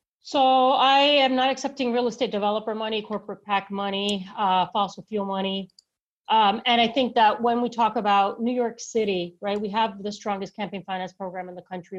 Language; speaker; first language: English; non-native, local second language; Spanish